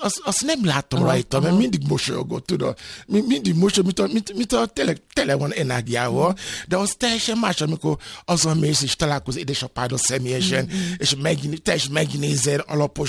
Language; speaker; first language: Hungarian; non-native, fluent; Yoruba